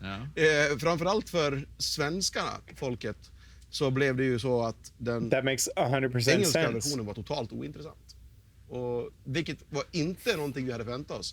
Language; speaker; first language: Swedish; native; Swedish